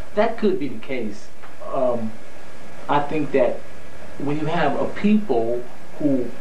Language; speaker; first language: English; native; English